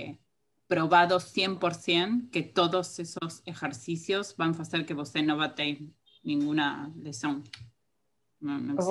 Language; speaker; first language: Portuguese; non-native, fluent; Spanish